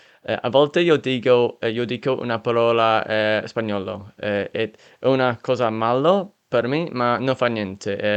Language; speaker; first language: Italian; non-native, learner; English